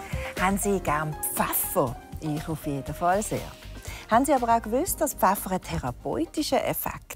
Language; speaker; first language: German; native; German